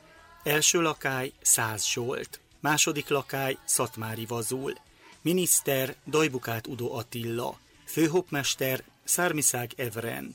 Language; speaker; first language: Hungarian; native; Hungarian